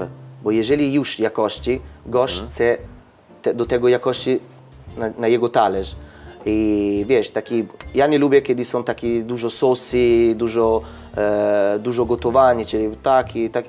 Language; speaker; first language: Polish; non-native, learner; Italian